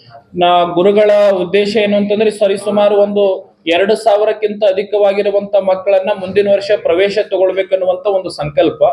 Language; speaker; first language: Kannada; native; Kannada